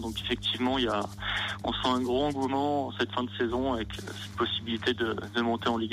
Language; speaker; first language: French; native; French